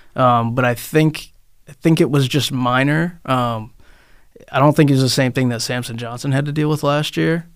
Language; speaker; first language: English; native; English